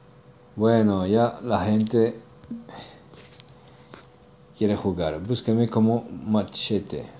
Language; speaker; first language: Spanish; non-native, learner; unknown